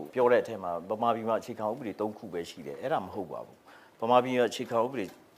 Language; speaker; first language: Burmese; non-native, local second language; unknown